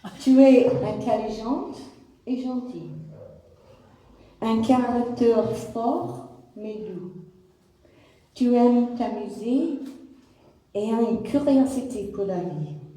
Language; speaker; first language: French; non-native, learner; English